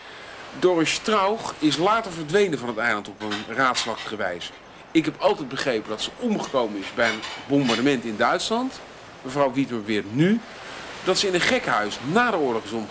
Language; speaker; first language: Dutch; native; Dutch